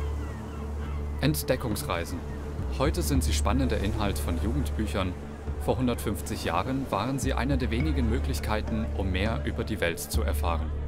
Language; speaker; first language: German; native; German